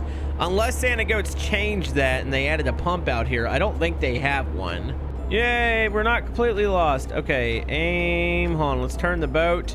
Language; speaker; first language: English; native; English